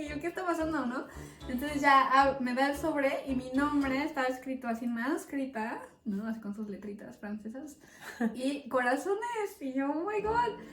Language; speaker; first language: Spanish; native; Spanish